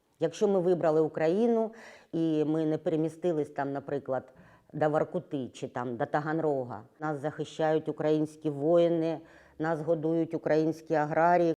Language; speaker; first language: Ukrainian; non-native, local second language; Russian